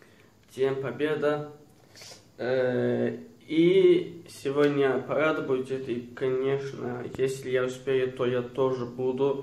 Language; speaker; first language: Russian; non-native, fluent; Azerbaijani